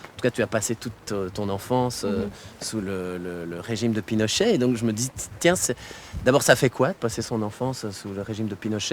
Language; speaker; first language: French; native; French